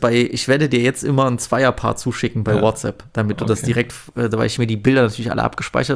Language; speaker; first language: German; native; German